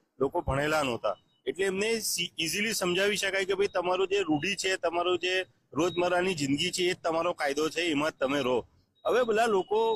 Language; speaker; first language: Gujarati; native; Gujarati